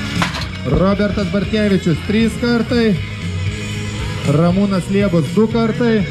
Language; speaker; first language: Lithuanian; native; Lithuanian